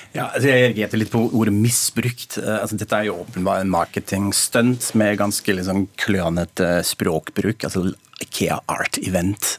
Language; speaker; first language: Norwegian; non-native, fluent; German